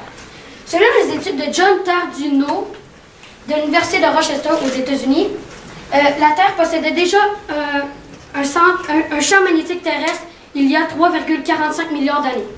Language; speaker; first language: French; native; French